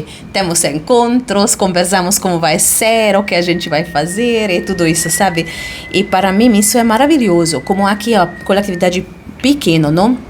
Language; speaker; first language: Portuguese; non-native, fluent; Hungarian